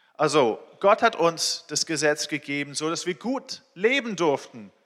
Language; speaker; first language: German; non-native, fluent; English